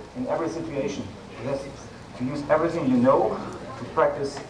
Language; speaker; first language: English; non-native, fluent; German